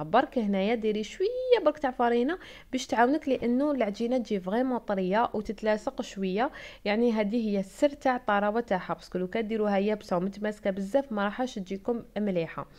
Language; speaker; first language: Arabic; native; Arabic